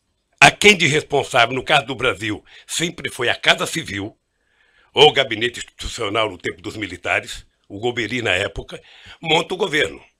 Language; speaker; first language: Portuguese; native; Portuguese